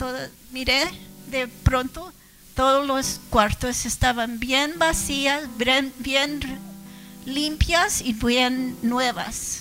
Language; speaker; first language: Spanish; early bilingual, heritage; English